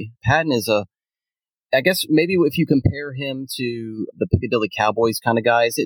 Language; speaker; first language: English; native; English